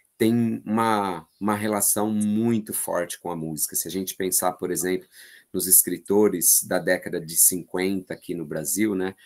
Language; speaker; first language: Portuguese; native; Portuguese